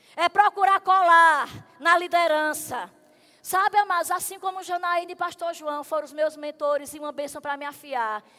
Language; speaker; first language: Portuguese; native; Portuguese